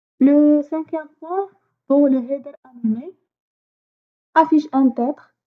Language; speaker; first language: French; non-native, fluent; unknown